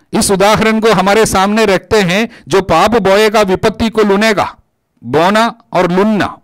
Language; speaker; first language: Hindi; non-native, local second language; Malayalam